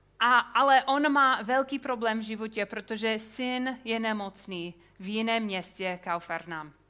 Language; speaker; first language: Czech; non-native, fluent; English